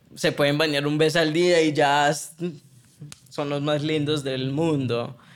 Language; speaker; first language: Spanish; early bilingual, heritage; Spanish